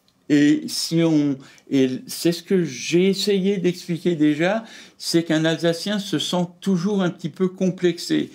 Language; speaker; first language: French; native; French